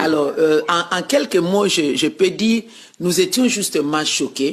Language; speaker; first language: French; non-native, local second language; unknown